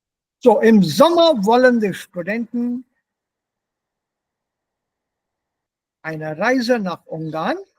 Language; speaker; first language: German; non-native, fluent; Hindi